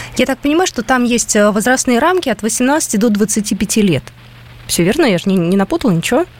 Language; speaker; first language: Russian; native; Russian